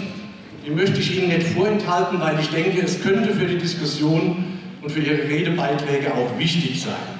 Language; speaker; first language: German; native; German